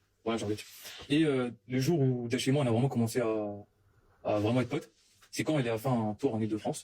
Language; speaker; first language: French; native; French